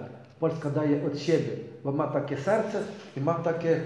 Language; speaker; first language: Polish; non-native, learner; Ukrainian